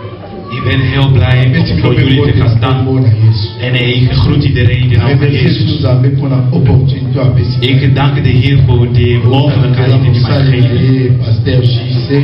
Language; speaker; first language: Dutch; non-native, fluent; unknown